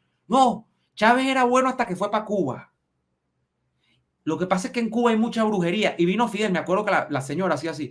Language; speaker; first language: Spanish; native; Spanish